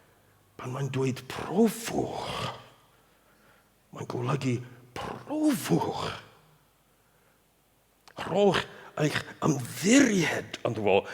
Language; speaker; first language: Welsh; non-native, fluent; English